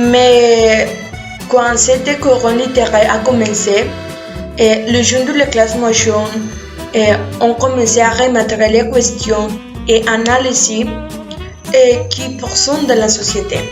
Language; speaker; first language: French; non-native, learner; Spanish